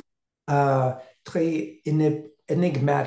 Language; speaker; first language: French; non-native, learner; English